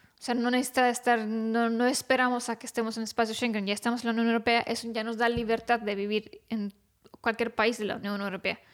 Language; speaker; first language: Spanish; non-native, fluent; Romanian